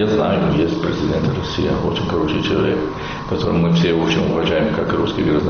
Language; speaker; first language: Russian; non-native, learner; Italian